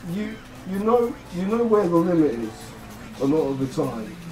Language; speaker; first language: English; native; English